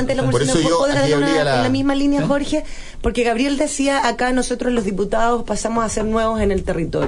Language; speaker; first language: Spanish; native; Spanish